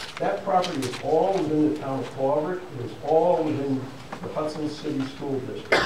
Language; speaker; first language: English; native; English